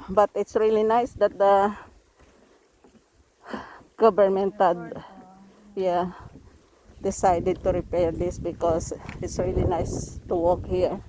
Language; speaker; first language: English; non-native, local second language; Filipino